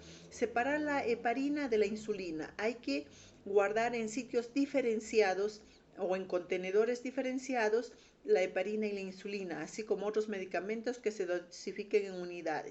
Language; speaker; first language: Spanish; native; Spanish